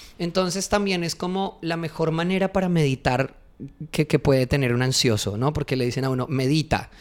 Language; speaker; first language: Spanish; native; Spanish